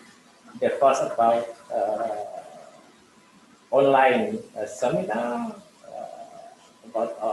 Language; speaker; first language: English; non-native, learner; Indonesian